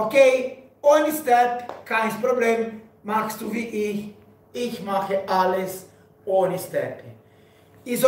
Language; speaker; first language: German; non-native, learner; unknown